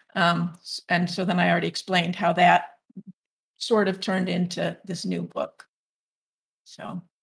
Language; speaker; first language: English; native; English